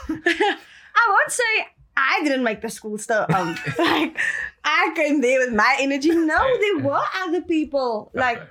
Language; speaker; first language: English; native; English